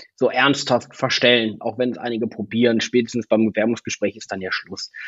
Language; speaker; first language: German; native; German